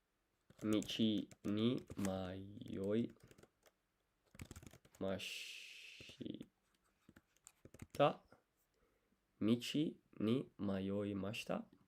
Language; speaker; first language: Japanese; non-native, learner; English